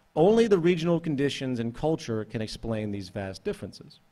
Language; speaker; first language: English; native; English